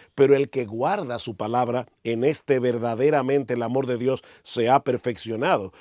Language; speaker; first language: Spanish; native; Spanish